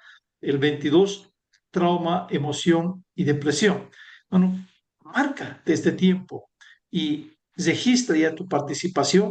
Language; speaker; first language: Spanish; native; Spanish